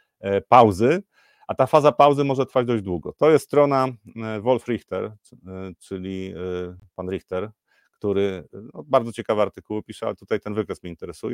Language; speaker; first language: Polish; native; Polish